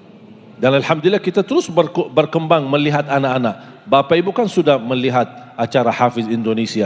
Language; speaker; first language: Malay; non-native, fluent; Arabic